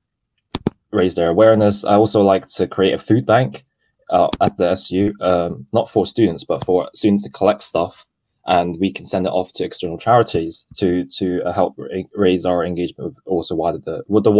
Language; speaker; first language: English; non-native, local second language; Cantonese